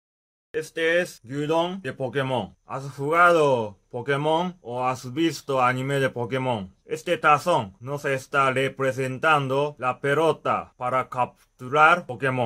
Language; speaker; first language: Spanish; non-native, learner; Japanese